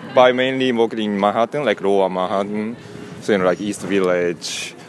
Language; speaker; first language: English; non-native, learner; Japanese